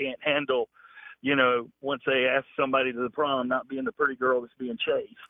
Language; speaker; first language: English; native; English